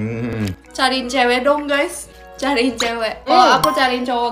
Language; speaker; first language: Indonesian; early bilingual, other home language; Korean